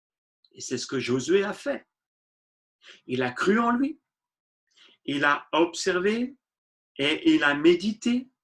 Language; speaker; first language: French; native; French